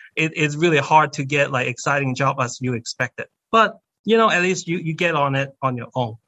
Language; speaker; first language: English; non-native, fluent; Cantonese